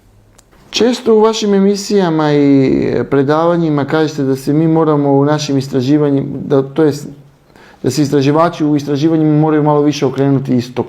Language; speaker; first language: Serbian; native; Serbian